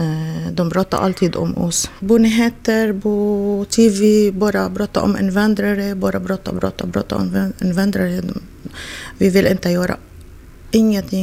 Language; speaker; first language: Swedish; non-native, learner; Arabic